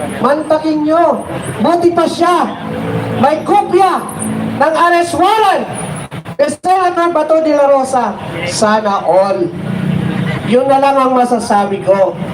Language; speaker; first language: Filipino; native; Filipino